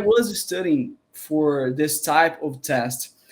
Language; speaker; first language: English; non-native, learner; Portuguese